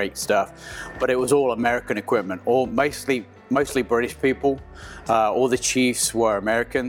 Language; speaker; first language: English; native; English